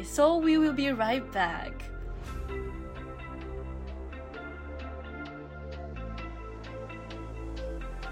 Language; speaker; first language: English; non-native, fluent; Thai